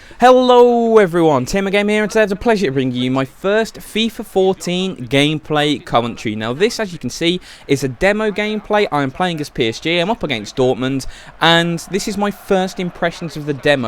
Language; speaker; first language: English; native; English